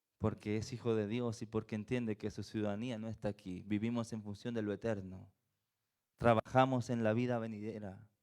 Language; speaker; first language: Spanish; native; Spanish